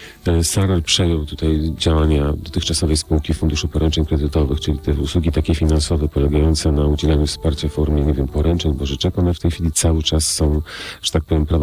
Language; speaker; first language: Polish; native; Polish